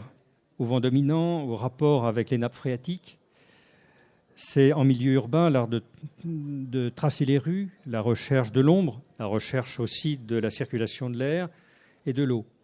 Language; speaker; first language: French; native; French